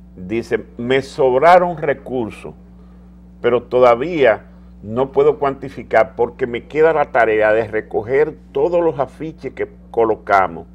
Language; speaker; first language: Spanish; native; Spanish